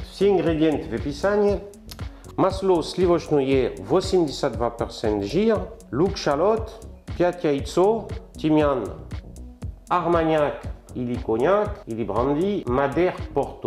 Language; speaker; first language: Russian; non-native, learner; French